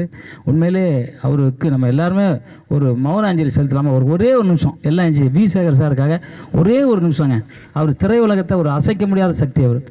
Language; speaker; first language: Tamil; native; Tamil